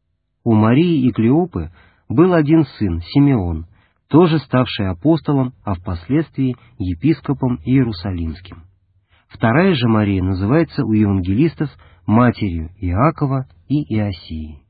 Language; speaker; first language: Russian; native; Russian